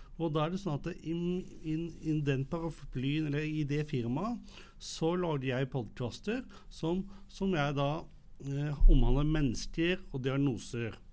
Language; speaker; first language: Norwegian; native; Norwegian